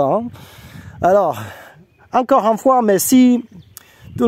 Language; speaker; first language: French; non-native, learner; Polish